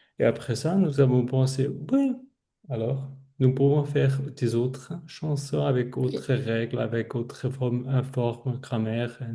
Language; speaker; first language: French; non-native, local second language; Swiss German